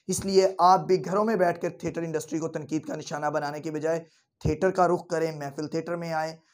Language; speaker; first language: Urdu; non-native, local second language; Punjabi